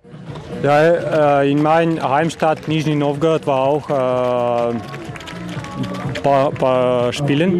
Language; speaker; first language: German; non-native, learner; Russian